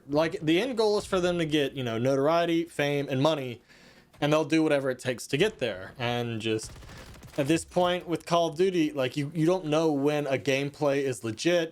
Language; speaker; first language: English; native; English